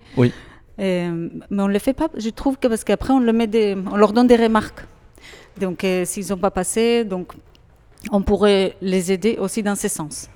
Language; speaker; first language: French; non-native, fluent; Hebrew